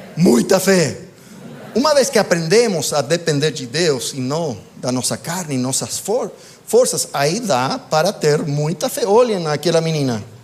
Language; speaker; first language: Portuguese; non-native, fluent; English